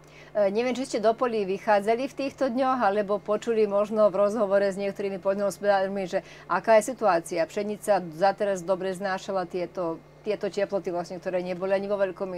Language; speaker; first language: Slovak; native; Slovak